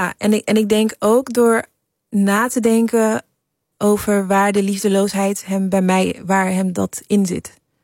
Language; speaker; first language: Dutch; early bilingual, other home language; English